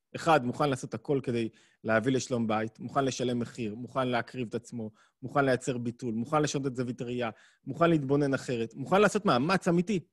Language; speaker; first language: Hebrew; native; Hebrew